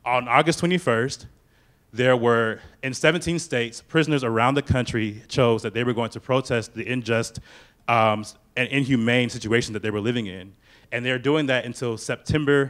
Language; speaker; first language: English; native; English